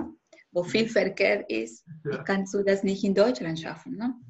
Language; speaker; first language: German; non-native, fluent; Spanish